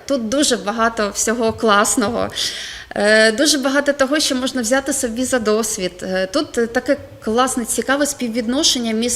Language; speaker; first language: Ukrainian; non-native, local second language; Russian